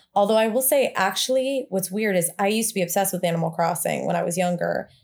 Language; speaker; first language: English; native; English